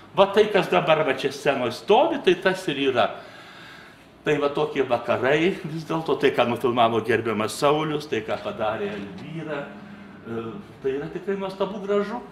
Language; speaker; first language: Lithuanian; native; Lithuanian